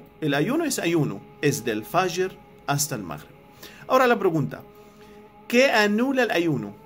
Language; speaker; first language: Spanish; non-native, fluent; Arabic